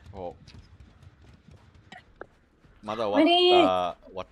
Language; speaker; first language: Japanese; non-native, learner; English